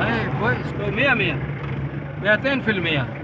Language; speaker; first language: Arabic; non-native, learner; Urdu